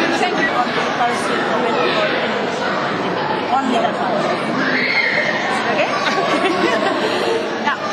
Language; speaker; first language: English; non-native, learner; Indonesian